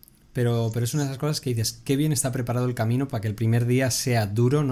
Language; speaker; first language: Spanish; native; Spanish